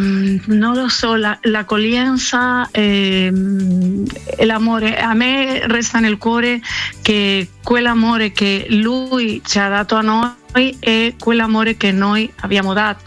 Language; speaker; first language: Italian; non-native, learner; Spanish